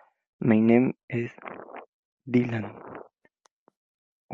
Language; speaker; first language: English; non-native, learner; Spanish